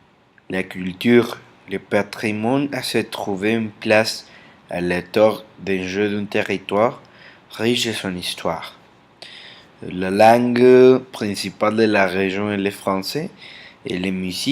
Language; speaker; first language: French; non-native, learner; Spanish